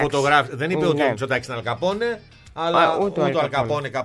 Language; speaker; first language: Greek; native; Greek